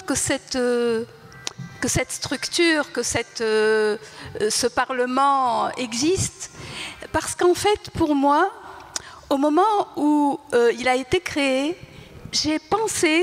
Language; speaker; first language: French; non-native, local second language; Arabic